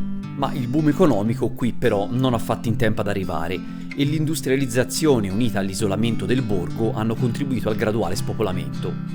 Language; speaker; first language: Italian; native; Italian